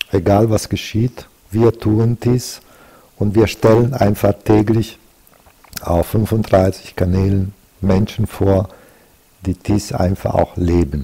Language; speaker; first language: German; non-native, fluent; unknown